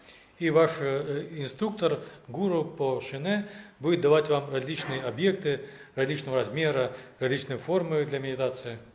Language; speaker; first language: Russian; native; Russian